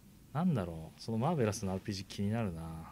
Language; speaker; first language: Japanese; native; Japanese